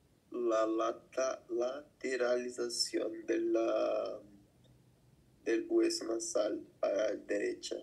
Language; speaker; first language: Spanish; non-native, learner; Portuguese